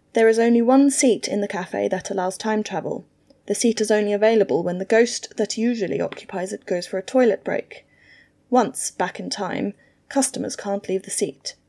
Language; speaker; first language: English; native; English